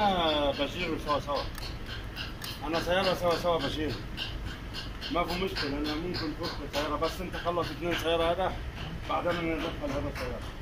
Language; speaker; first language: Arabic; non-native, local second language; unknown